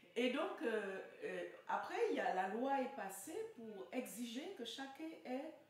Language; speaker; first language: French; native; French